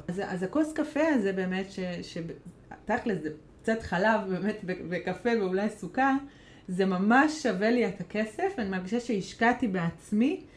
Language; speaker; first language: Hebrew; non-native, fluent; Hungarian